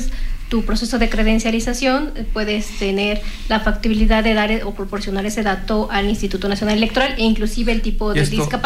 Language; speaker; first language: Spanish; native; Spanish